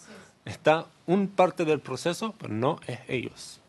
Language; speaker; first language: Spanish; non-native, learner; Hebrew